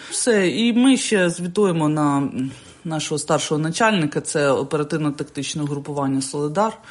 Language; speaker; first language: Ukrainian; native; Ukrainian